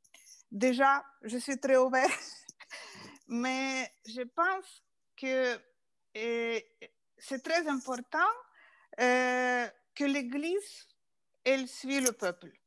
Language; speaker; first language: French; non-native, fluent; Ukrainian